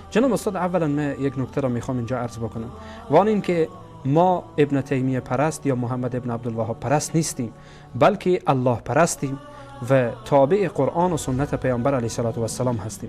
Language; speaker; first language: Persian; native; Persian